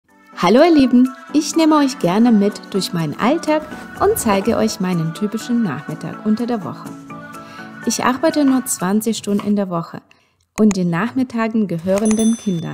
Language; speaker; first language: German; non-native, fluent; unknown